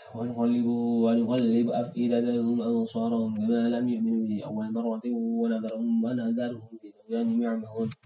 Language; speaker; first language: Arabic; non-native, learner; Indonesian